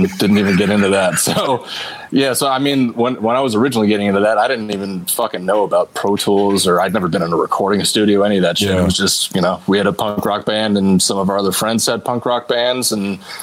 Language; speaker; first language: English; native; English